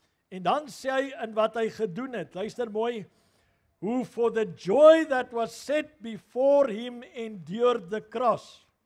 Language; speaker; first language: English; non-native, local second language; Afrikaans